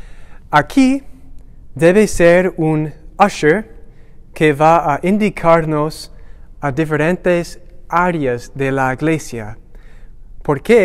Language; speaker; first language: Spanish; non-native, learner; English